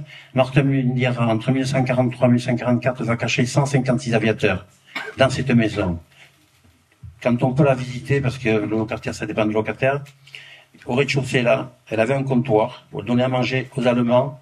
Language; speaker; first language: French; native; French